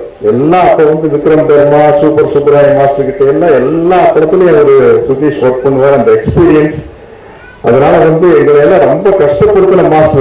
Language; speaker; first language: Tamil; native; Tamil